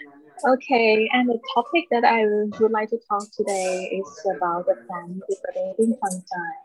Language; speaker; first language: English; non-native, learner; Thai